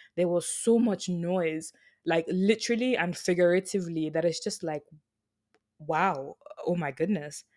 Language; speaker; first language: English; non-native, local second language; Yoruba